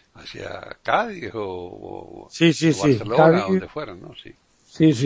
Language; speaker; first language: Spanish; native; Spanish